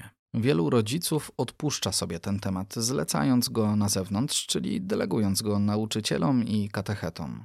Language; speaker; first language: Polish; native; Polish